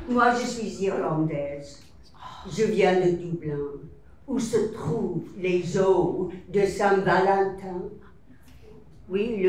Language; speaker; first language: French; non-native, learner; English